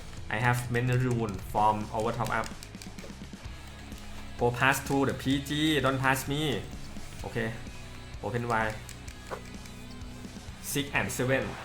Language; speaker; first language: English; non-native, learner; Thai